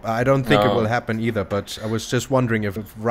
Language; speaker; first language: English; non-native, fluent; German